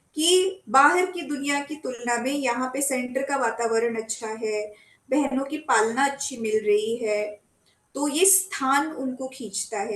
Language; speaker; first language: Hindi; native; Hindi